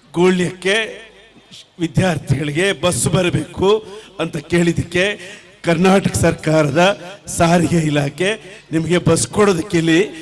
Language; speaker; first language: Kannada; non-native, local second language; Telugu